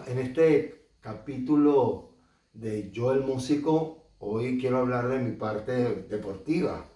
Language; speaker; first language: Spanish; native; Spanish